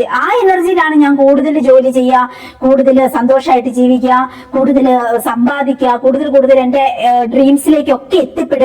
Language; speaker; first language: Malayalam; native; Malayalam